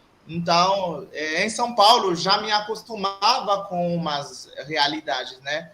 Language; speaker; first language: Portuguese; non-native, fluent; Haitian Creole